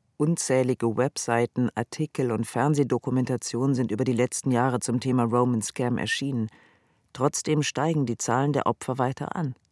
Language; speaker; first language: German; native; German